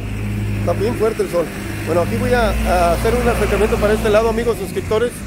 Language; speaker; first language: Spanish; native; Spanish